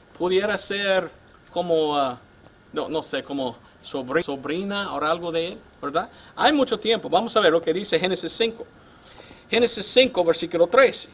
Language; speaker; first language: Spanish; non-native, fluent; English